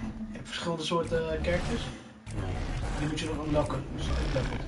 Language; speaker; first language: Dutch; native; Dutch